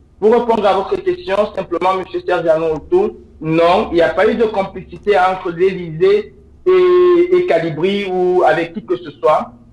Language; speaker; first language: French; native; French